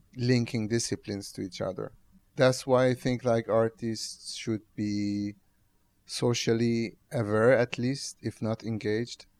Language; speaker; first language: English; non-native, fluent; Persian